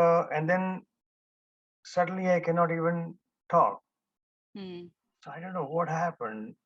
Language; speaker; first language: English; non-native, local second language; Hindi